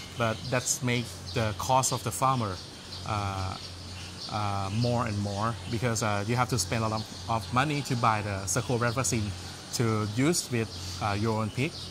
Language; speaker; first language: English; non-native, fluent; Thai